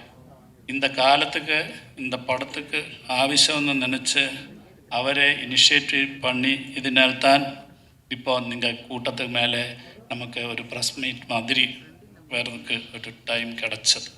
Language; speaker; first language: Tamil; non-native, learner; Malayalam